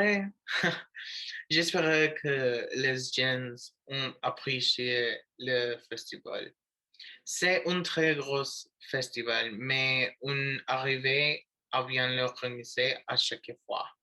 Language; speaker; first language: French; non-native, learner; Spanish